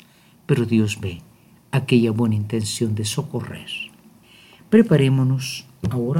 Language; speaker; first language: Spanish; native; Spanish